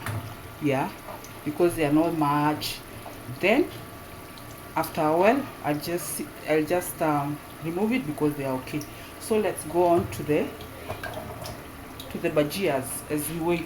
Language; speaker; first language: English; non-native, local second language; Swahili